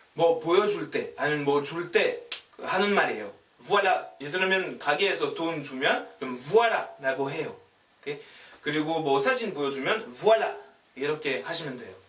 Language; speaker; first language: Korean; non-native, fluent; French